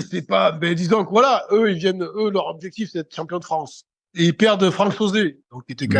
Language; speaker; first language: French; native; French